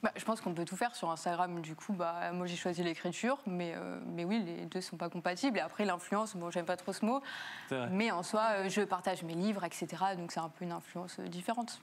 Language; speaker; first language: French; native; French